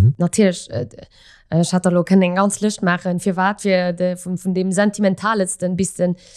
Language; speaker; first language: Luxembourgish; early bilingual, other home language; Portuguese